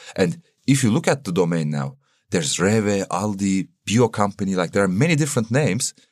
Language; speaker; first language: English; non-native, fluent; Turkish